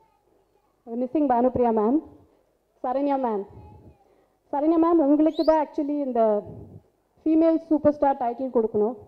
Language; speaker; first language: Tamil; non-native, local second language; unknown